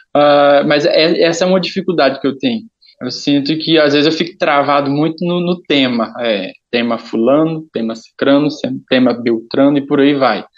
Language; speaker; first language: Portuguese; native; Portuguese